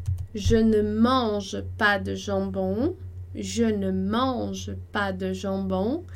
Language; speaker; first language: French; non-native, fluent; Portuguese